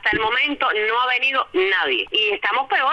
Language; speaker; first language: Spanish; native; Spanish